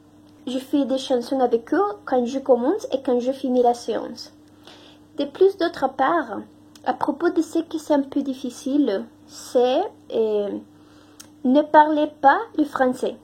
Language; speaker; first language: French; non-native, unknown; Spanish